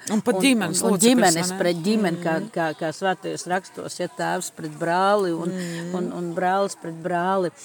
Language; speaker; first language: Latvian; native; Latvian